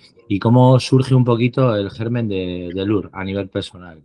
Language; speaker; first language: Spanish; native; Spanish